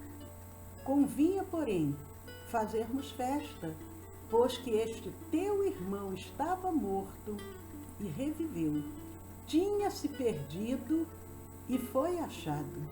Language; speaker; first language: Portuguese; native; Portuguese